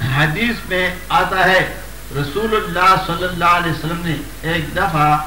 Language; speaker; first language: Urdu; non-native, local second language; Pashto